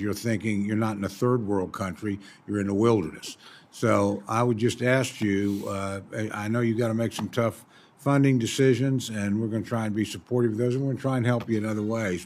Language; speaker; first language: English; native; English